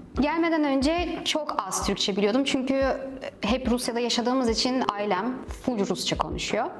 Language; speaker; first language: Turkish; non-native, fluent; Russian